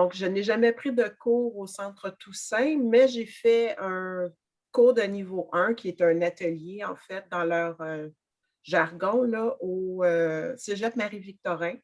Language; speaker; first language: French; native; French